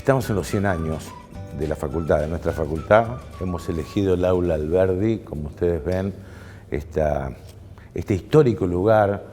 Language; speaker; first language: Spanish; native; Spanish